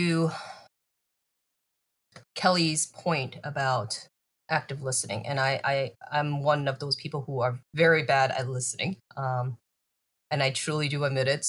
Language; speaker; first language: English; native; English